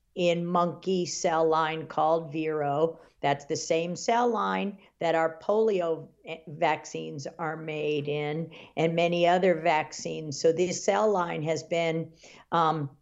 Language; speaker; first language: English; native; English